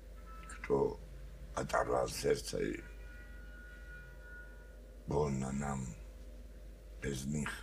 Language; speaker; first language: Russian; non-native, learner; Georgian